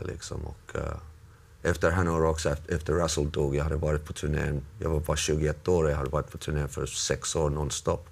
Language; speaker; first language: Swedish; non-native, local second language; Finnish